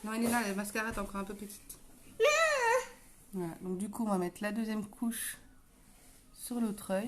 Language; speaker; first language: French; native; French